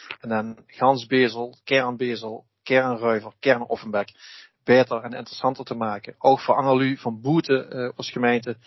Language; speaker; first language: Dutch; native; Dutch